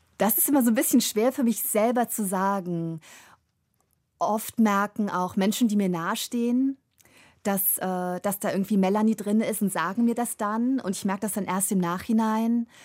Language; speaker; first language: German; native; German